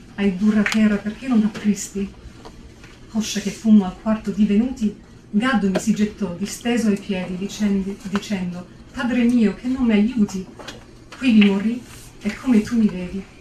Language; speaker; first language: Italian; non-native, fluent; English